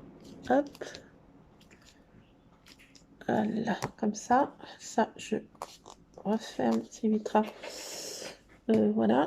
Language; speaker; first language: French; native; French